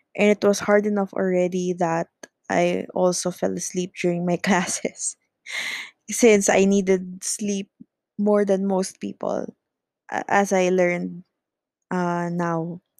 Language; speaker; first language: English; non-native, local second language; Filipino